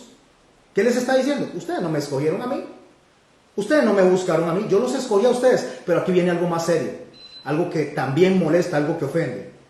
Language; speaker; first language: Spanish; native; Spanish